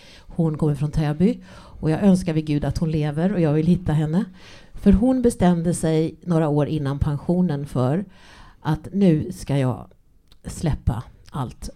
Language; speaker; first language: Swedish; early bilingual, other home language; English